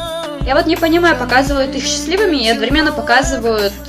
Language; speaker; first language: Russian; native; Russian